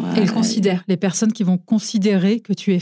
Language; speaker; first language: French; native; French